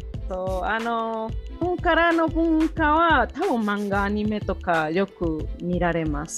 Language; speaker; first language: Japanese; non-native, fluent; Spanish